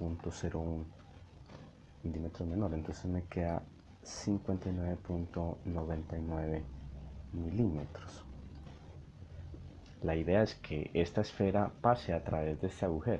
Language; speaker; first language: Spanish; native; Spanish